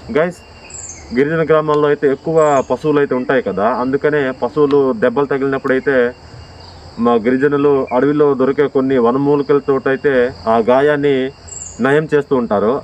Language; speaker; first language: Telugu; non-native, local second language; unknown